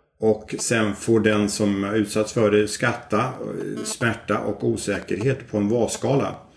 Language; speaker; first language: Swedish; native; Swedish